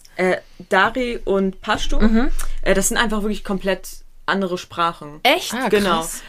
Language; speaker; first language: German; early bilingual, other home language; Pashto